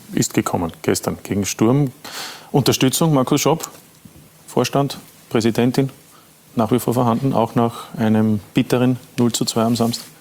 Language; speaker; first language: German; native; German